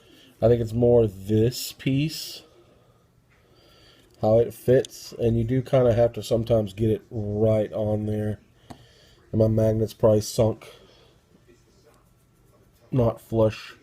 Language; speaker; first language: English; native; English